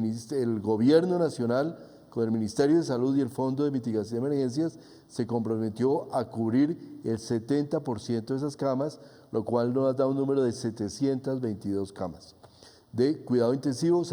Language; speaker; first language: Spanish; native; Spanish